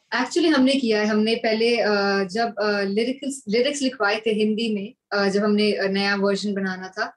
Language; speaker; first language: Hindi; non-native, local second language; Punjabi